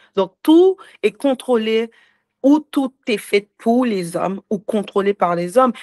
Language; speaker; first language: French; native; French